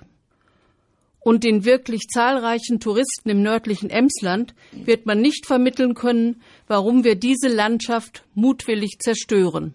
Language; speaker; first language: German; native; German